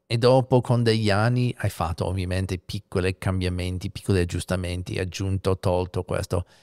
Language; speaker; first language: Italian; non-native, fluent; English